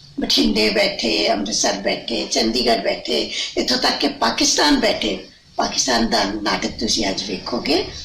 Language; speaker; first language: Punjabi; native; Punjabi